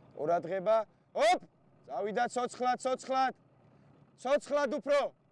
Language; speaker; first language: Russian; non-native, fluent; Georgian